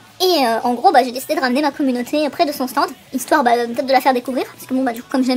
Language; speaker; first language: French; native; French